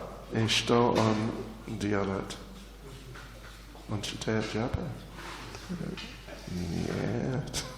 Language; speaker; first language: Russian; non-native, learner; English